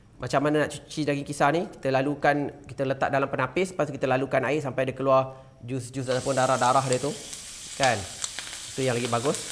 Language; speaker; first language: Malay; native; Malay